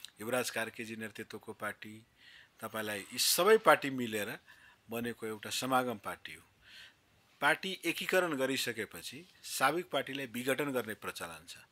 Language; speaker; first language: Nepali; non-native, local second language; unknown